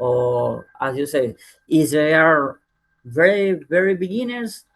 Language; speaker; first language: English; non-native, fluent; Spanish